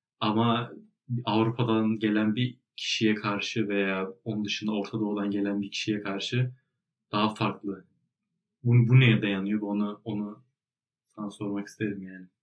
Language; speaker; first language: Turkish; native; Turkish